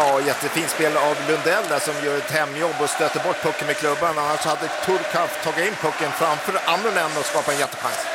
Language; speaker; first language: Swedish; native; Swedish